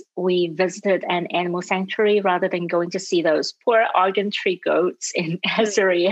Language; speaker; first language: English; non-native, local second language; Cantonese